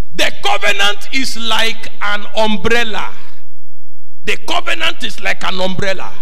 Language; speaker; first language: English; non-native, local second language; Yoruba